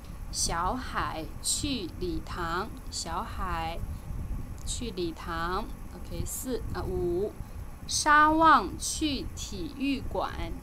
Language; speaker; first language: Chinese; non-native, fluent; Lao